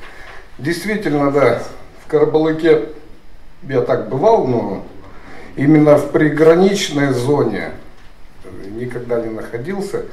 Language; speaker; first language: Russian; native; Russian